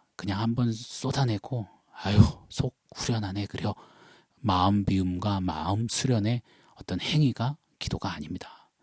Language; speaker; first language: Korean; native; Korean